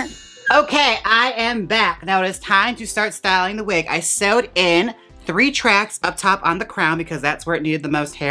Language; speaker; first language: English; native; English